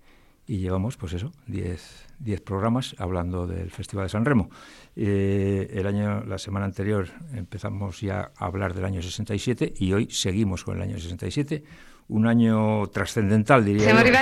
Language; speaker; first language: Spanish; native; Spanish